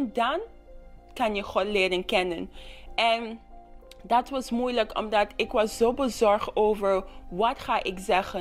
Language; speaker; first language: Dutch; non-native, local second language; English